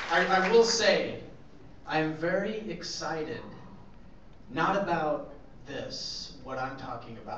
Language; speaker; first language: English; native; English